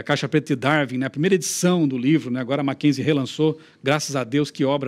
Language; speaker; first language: Portuguese; native; Portuguese